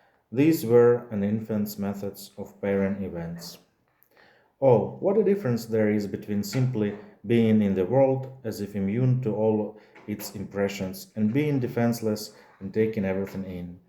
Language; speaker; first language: English; non-native, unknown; Ukrainian